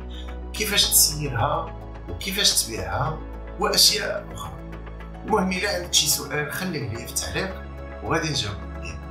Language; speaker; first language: Arabic; native; Arabic